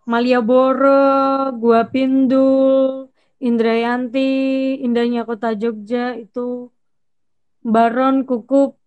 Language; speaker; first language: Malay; non-native, local second language; Javanese